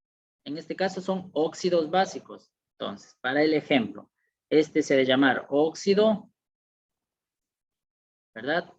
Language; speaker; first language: Spanish; native; Spanish